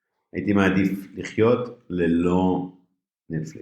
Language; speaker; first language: Hebrew; native; Hebrew